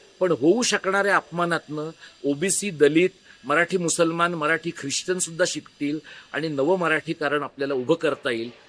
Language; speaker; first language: Marathi; native; Marathi